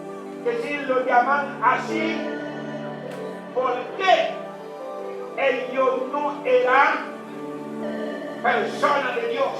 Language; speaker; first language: Spanish; non-native, learner; Haitian Creole